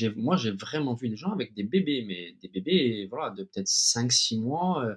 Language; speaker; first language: French; native; French